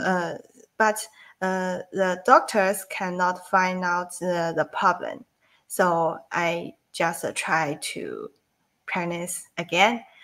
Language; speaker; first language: English; non-native, learner; Chinese